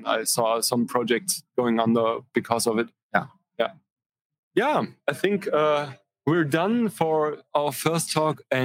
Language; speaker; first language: English; non-native, fluent; German